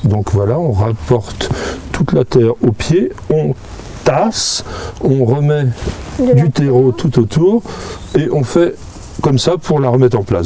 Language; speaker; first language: French; native; French